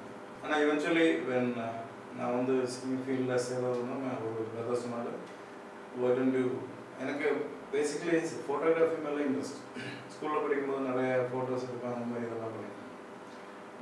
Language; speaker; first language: Tamil; non-native, local second language; Malayalam